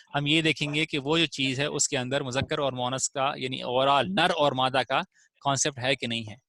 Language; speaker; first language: Urdu; non-native, local second language; Punjabi